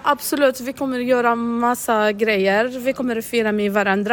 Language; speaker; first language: Swedish; non-native, learner; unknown